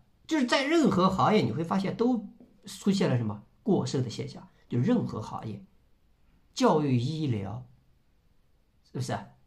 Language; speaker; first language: Chinese; native; Chinese